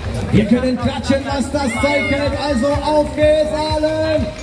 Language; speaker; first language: German; native; German